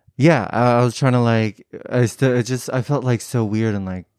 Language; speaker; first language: English; native; English